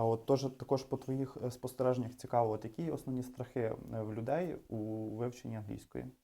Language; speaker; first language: Ukrainian; native; Ukrainian